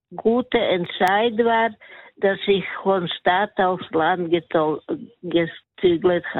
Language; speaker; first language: German; non-native, learner; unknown